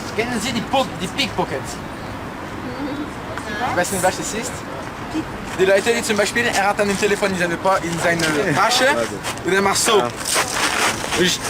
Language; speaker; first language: German; non-native, learner; French